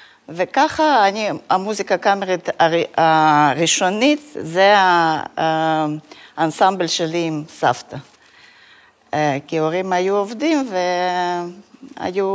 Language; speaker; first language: Hebrew; non-native, fluent; Russian